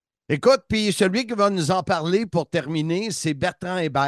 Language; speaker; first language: French; native; French